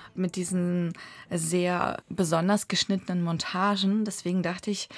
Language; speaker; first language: German; early bilingual, other home language; Russian